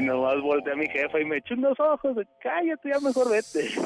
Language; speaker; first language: Spanish; native; Spanish